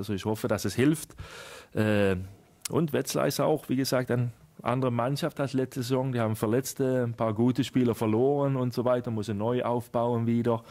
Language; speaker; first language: German; non-native, fluent; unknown